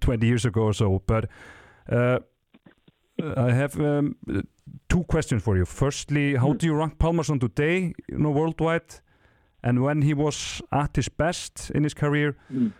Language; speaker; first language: English; non-native, fluent; Icelandic